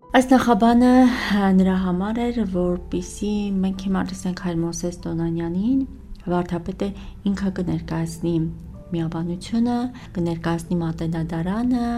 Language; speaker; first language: Armenian; native; Armenian